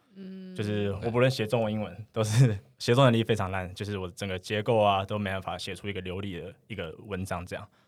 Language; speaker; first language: Chinese; native; Chinese